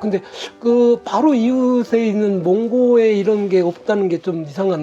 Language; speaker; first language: Korean; native; Korean